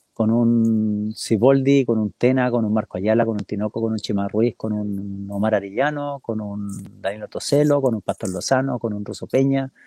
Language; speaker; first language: Spanish; native; Spanish